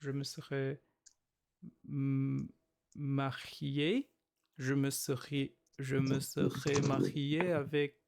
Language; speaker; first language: French; non-native, learner; Chinese